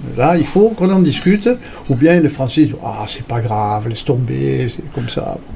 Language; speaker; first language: French; native; French